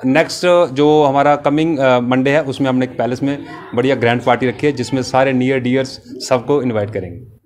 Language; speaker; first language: Hindi; native; Hindi